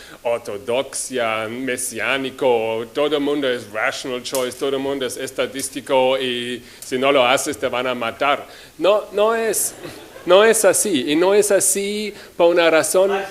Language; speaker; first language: Spanish; non-native, fluent; German